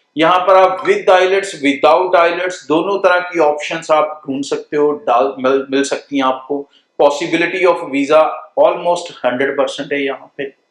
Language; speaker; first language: Hindi; non-native, local second language; Punjabi